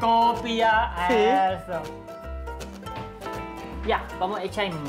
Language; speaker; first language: Spanish; non-native, learner; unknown